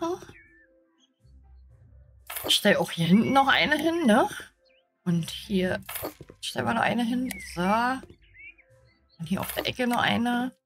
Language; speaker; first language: German; native; German